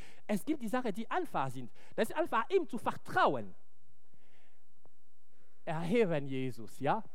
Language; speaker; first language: German; non-native, fluent; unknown